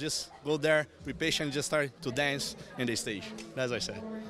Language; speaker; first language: English; non-native, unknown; Portuguese